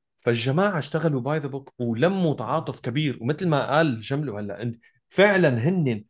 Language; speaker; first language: Arabic; native; Arabic